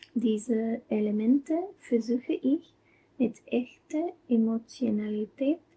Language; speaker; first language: German; non-native, learner; English